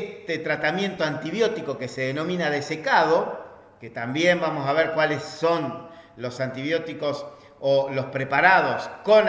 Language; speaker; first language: Spanish; native; Spanish